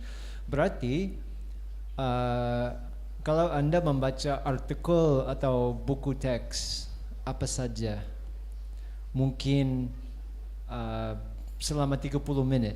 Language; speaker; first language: Indonesian; non-native, fluent; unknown